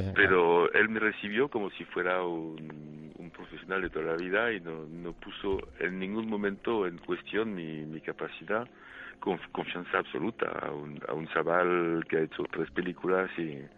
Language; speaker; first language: Spanish; non-native, fluent; French